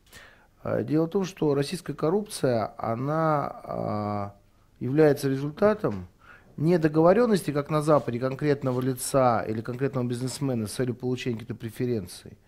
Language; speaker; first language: Russian; native; Russian